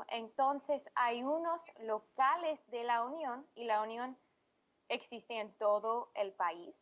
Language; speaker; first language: Spanish; non-native, fluent; English